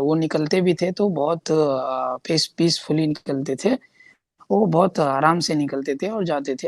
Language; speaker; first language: Hindi; non-native, local second language; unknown